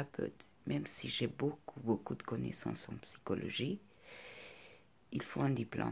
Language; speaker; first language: French; non-native, fluent; Portuguese